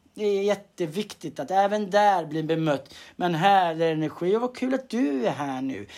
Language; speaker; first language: Swedish; native; Swedish